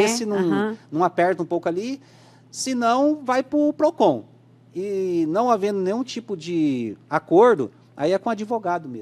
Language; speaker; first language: Portuguese; native; Portuguese